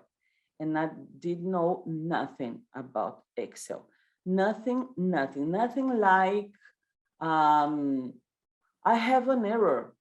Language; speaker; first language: English; non-native, learner; Portuguese